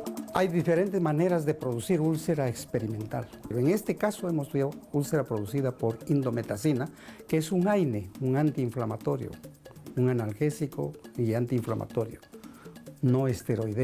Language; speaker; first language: Spanish; native; Spanish